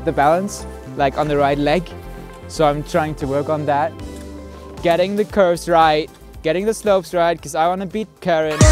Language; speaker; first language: English; non-native, fluent; German